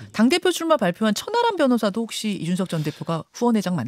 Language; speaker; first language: Korean; native; Korean